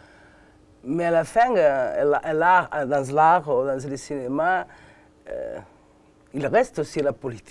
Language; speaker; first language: French; non-native, learner; Catalan